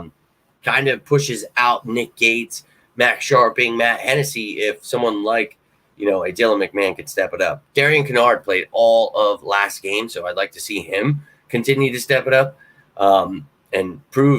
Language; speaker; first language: English; native; English